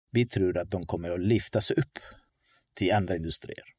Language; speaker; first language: Swedish; non-native, fluent; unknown